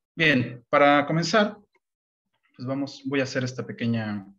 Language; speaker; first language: Spanish; native; Spanish